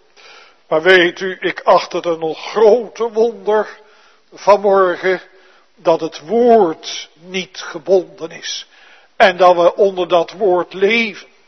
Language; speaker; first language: Dutch; native; Dutch